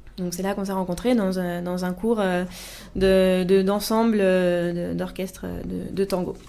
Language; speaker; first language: French; native; French